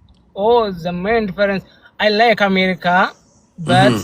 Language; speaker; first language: English; non-native, learner; Amharic